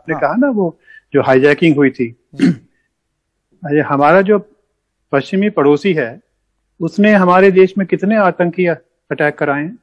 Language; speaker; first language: Hindi; native; Hindi